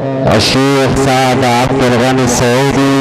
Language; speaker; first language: Arabic; native; Arabic